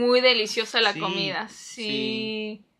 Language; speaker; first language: Spanish; non-native, fluent; Korean